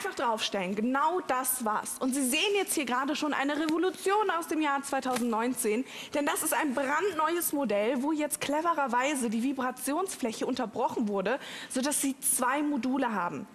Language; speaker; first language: German; native; German